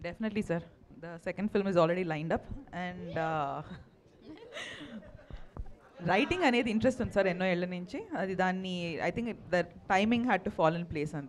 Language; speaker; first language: Telugu; native; Telugu